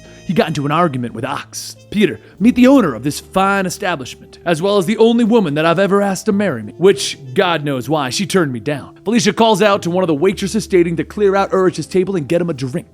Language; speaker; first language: English; native; English